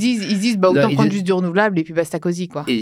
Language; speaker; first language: French; native; French